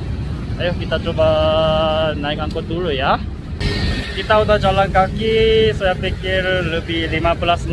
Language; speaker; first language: Indonesian; non-native, learner; Korean